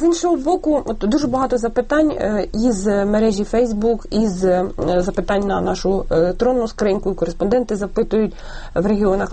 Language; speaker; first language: Ukrainian; native; Ukrainian